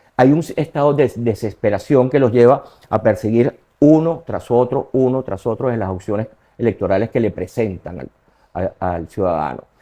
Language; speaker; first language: Spanish; native; Spanish